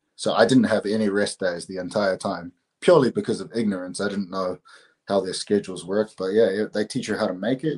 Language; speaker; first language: English; native; English